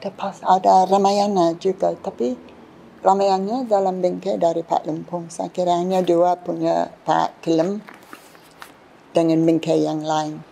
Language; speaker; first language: Indonesian; non-native, fluent; English